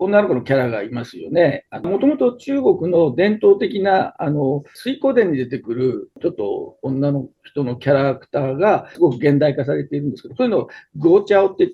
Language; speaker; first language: Japanese; native; Japanese